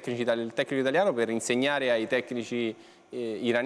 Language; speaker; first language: Italian; native; Italian